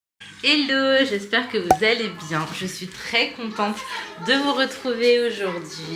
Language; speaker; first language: French; native; French